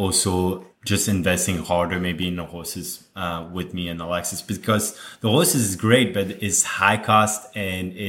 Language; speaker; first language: English; non-native, fluent; French